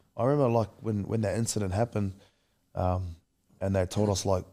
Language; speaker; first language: English; native; English